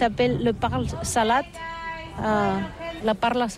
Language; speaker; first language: French; non-native, learner; Catalan